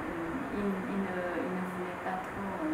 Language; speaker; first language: French; non-native, fluent; Vietnamese